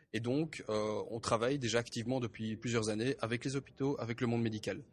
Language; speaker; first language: French; native; French